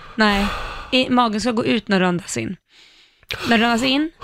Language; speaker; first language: Swedish; native; Swedish